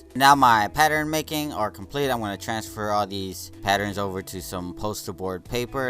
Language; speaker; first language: English; native; English